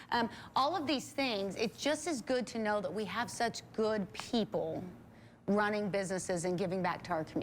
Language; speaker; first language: English; native; English